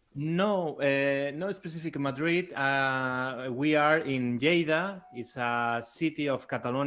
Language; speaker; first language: English; non-native, learner; Spanish